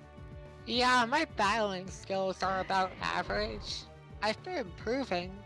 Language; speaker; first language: English; native; English